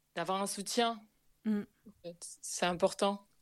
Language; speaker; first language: French; non-native, fluent; Spanish